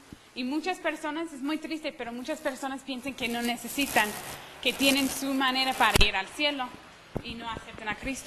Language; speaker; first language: Spanish; non-native, fluent; English